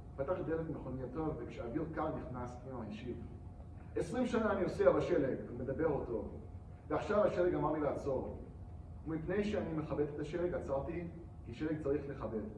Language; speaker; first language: Hebrew; non-native, learner; English